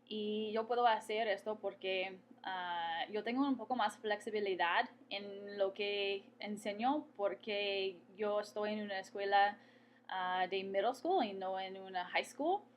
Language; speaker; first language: Spanish; non-native, fluent; English